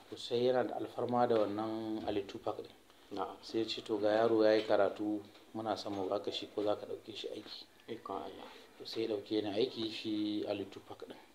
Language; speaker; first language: Hausa; early bilingual, heritage; Hausa